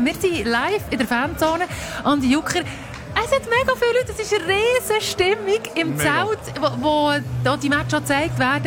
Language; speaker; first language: German; native; German